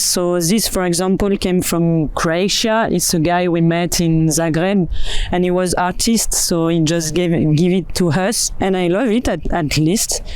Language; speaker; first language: English; non-native, fluent; French